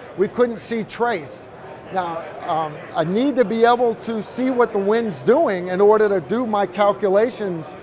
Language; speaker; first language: English; native; English